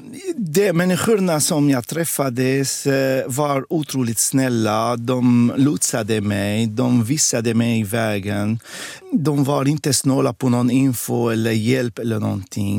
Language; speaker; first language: Swedish; non-native, learner; Arabic